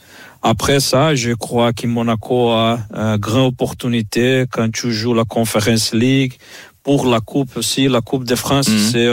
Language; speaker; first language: French; non-native, fluent; Portuguese